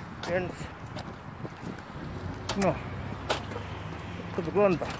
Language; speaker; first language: Polish; native; Polish